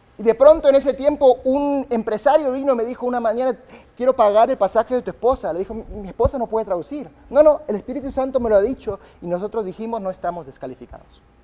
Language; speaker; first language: Spanish; early bilingual, other home language; English